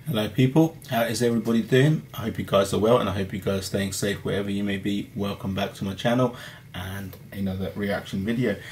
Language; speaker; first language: English; early bilingual, other home language; Hindi